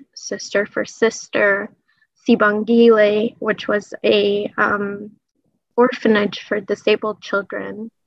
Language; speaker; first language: English; early bilingual, other home language; Persian